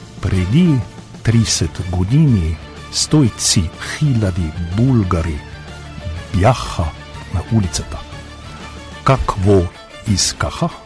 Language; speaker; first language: Bulgarian; non-native, fluent; German